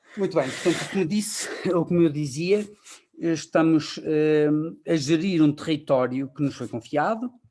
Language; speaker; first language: Portuguese; native; Portuguese